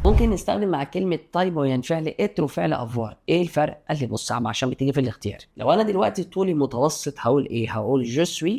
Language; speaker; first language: Arabic; native; Arabic